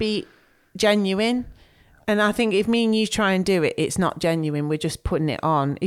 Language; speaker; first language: English; native; English